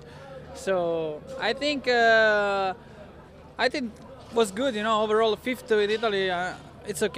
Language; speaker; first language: English; non-native, fluent; Italian